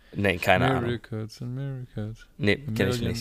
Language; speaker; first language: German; non-native, learner; English